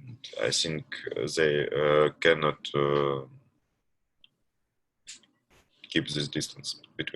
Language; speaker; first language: English; non-native, learner; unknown